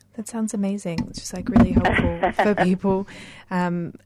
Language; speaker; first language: English; native; English